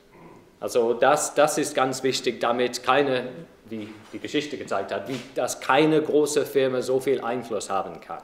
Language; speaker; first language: German; non-native, fluent; English